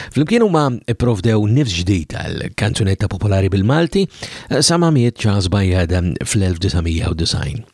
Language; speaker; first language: Maltese; native; Maltese